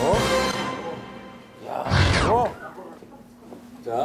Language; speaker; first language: Korean; native; Korean